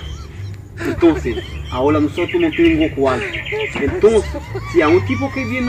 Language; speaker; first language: Spanish; non-native, learner; Haitian Creole